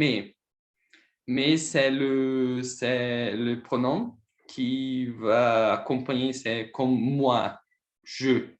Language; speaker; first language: French; non-native, learner; Portuguese